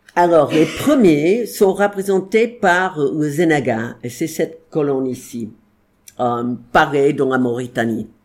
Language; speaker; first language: French; non-native, fluent; English